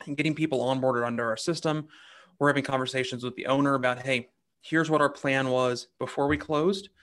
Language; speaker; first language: English; native; English